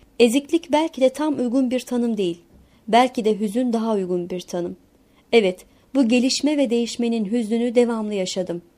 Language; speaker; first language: Turkish; non-native, local second language; Kurdish